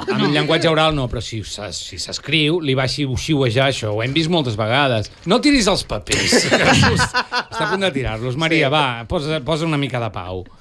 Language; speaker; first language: Catalan; native; Catalan